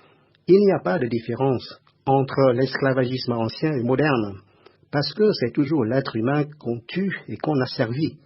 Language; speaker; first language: French; non-native, fluent; Khmer